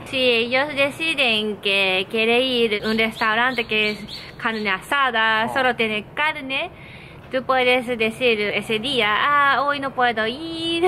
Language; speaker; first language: Spanish; non-native, learner; Japanese